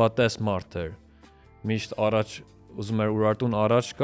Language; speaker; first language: Armenian; early bilingual, heritage; Armenian